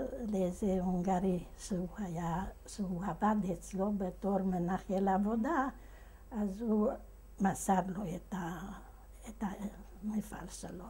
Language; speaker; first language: Hebrew; non-native, fluent; Hungarian